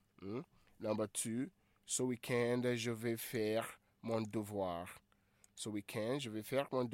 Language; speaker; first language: French; non-native, fluent; Igbo